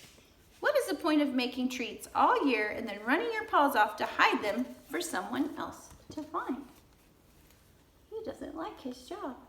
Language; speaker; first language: English; native; English